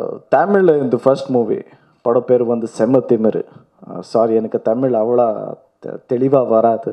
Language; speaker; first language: Tamil; non-native, learner; Kannada